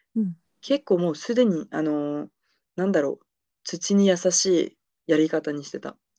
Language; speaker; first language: Japanese; non-native, fluent; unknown